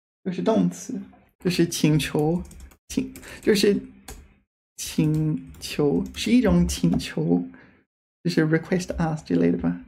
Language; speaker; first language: Chinese; non-native, fluent; English